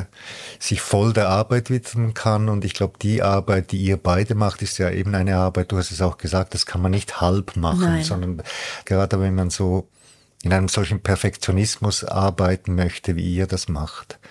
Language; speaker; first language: German; native; German